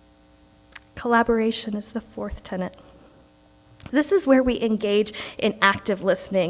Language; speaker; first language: English; native; English